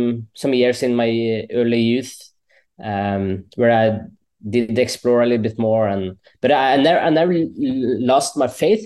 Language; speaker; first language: English; non-native, fluent; Norwegian